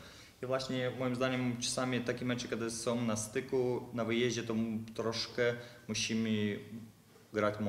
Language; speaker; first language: Polish; non-native, fluent; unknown